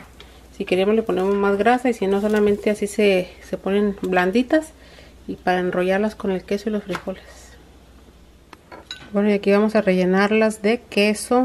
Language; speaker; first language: Spanish; native; Spanish